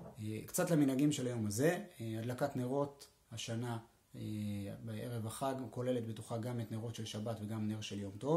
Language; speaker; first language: Hebrew; native; Hebrew